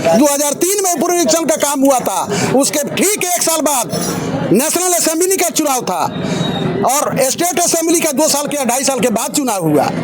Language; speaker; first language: Hindi; native; Hindi